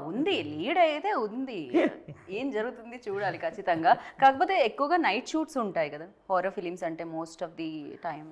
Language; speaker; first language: Telugu; native; Telugu